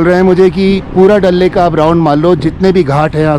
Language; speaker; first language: Hindi; native; Hindi